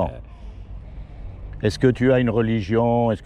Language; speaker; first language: French; native; French